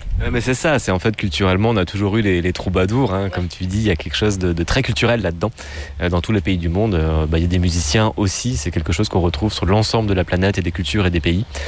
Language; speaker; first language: French; native; French